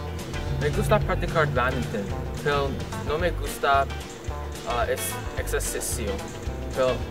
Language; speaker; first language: Spanish; non-native, learner; English